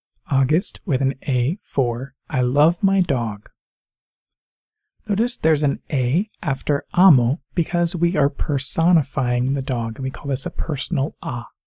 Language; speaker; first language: English; native; English